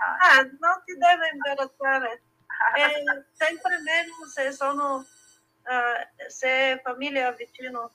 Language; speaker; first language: Italian; non-native, learner; Bulgarian